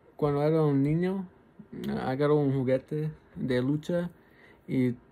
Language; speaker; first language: Spanish; early bilingual, heritage; Spanish